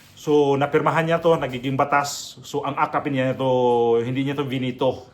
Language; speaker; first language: Filipino; non-native, local second language; Cebuano